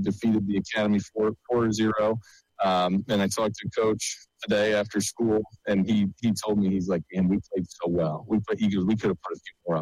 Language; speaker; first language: English; native; English